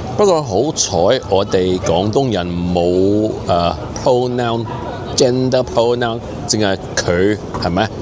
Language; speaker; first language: Cantonese; early bilingual, heritage; Cantonese